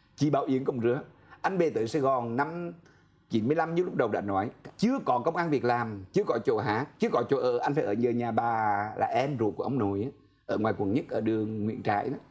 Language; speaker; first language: Vietnamese; native; Vietnamese